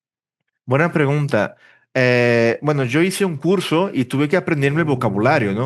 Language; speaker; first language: Spanish; early bilingual, heritage; Portuguese